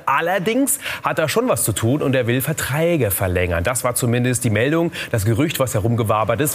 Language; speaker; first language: German; native; German